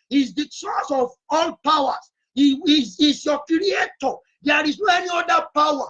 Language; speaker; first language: English; non-native, local second language; Yoruba